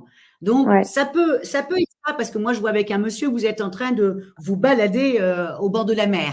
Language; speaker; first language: French; native; French